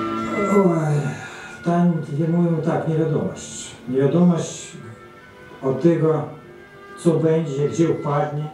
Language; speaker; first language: Polish; early bilingual, heritage; Russian